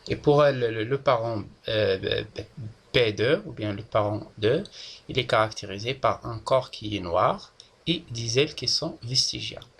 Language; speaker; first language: French; non-native, local second language; Arabic